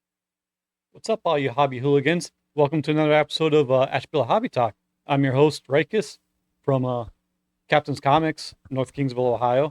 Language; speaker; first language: English; native; English